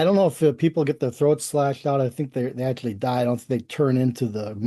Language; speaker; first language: English; native; English